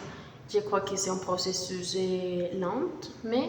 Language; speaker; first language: French; non-native, learner; Spanish